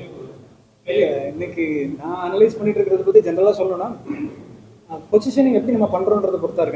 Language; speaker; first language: Tamil; native; Tamil